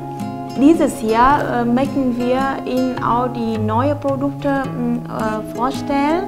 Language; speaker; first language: German; non-native, fluent; Vietnamese